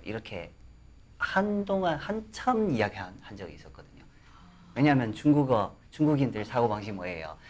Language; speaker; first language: Korean; non-native, fluent; Chinese